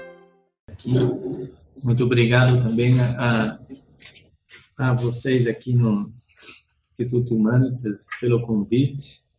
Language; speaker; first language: Portuguese; non-native, fluent; Spanish